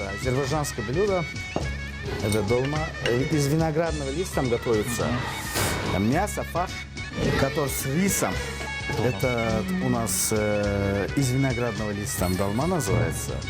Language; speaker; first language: Russian; non-native, learner; Azerbaijani